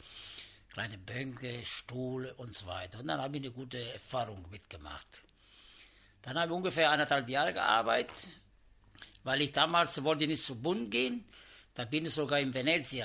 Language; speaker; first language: German; non-native, learner; Italian